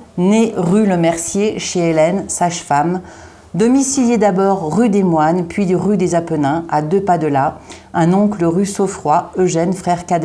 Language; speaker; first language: French; native; French